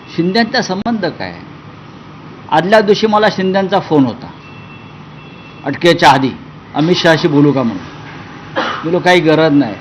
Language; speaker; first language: Marathi; native; Marathi